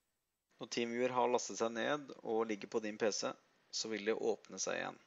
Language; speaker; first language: Norwegian; native; Norwegian